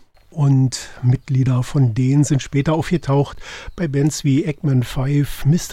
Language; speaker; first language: German; native; German